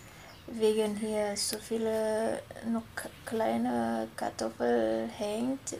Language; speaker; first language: German; non-native, fluent; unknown